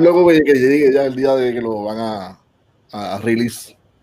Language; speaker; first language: Spanish; native; Spanish